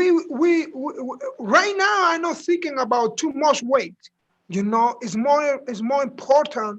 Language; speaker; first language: English; non-native, learner; Spanish